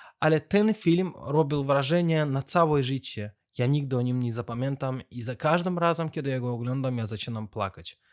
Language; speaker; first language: Polish; non-native, fluent; Azerbaijani